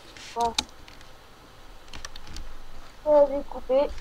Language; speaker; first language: French; native; French